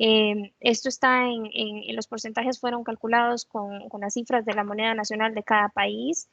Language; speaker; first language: Spanish; native; Spanish